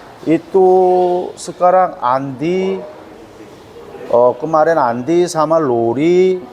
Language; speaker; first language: Indonesian; non-native, learner; Korean